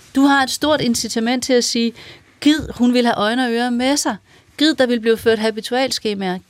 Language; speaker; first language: Danish; native; Danish